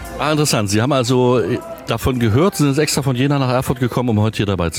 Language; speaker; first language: German; native; German